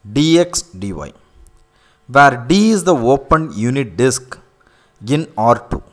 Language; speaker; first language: English; non-native, local second language; Tamil